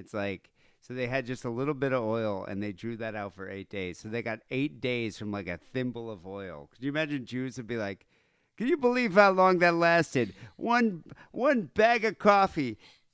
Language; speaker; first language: English; native; English